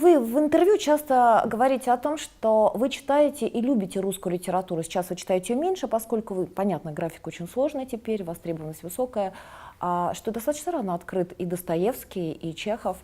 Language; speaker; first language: Russian; native; Russian